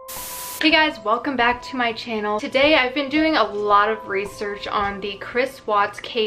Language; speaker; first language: English; native; English